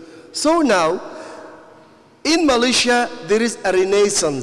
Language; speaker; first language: English; non-native, fluent; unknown